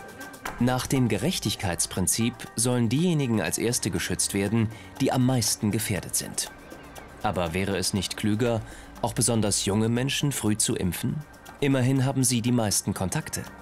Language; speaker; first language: German; native; German